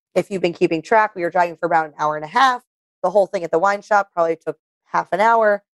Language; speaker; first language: English; native; English